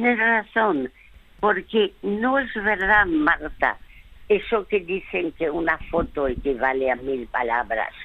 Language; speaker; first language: Spanish; early bilingual, other home language; French